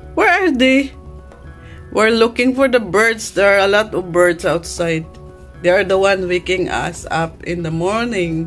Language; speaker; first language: English; non-native, local second language; Filipino